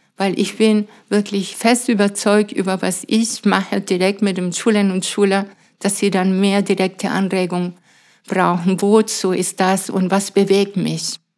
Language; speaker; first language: German; non-native, fluent; Spanish